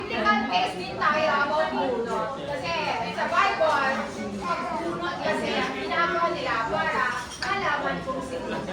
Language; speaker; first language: Filipino; native; Filipino